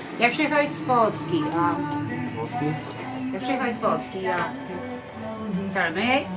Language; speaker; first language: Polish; early bilingual, heritage; Polish